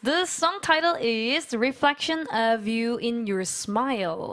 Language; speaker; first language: English; non-native, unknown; Korean